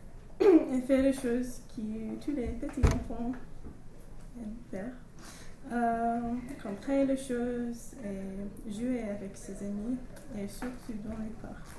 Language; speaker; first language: French; non-native, learner; English